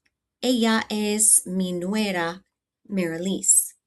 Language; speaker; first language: Spanish; non-native, fluent; English